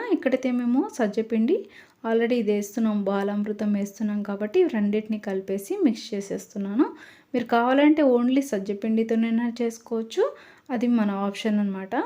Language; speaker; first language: Telugu; non-native, local second language; Lambadi